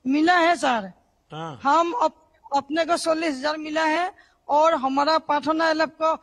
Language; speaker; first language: Hindi; non-native, local second language; Assamese